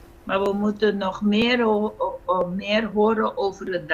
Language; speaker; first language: Dutch; non-native, fluent; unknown